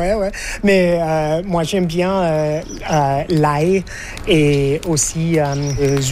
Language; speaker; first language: French; non-native, fluent; English